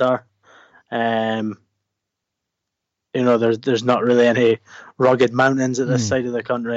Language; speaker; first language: English; native; English